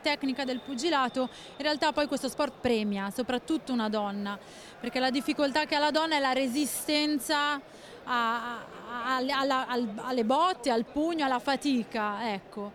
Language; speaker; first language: Italian; native; Italian